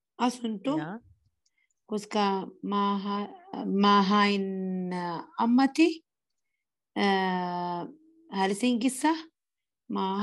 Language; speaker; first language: Finnish; non-native, learner; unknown